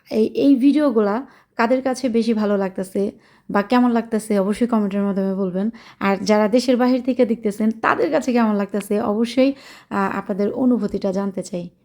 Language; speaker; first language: Bangla; early bilingual, heritage; Bangla